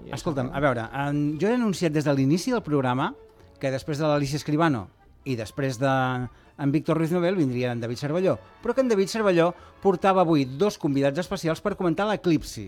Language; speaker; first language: Catalan; native; Catalan